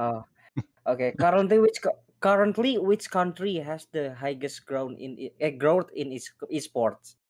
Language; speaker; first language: English; non-native, learner; Indonesian